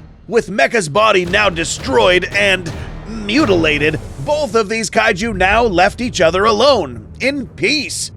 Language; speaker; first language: English; native; English